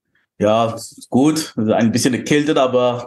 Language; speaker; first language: German; non-native, fluent; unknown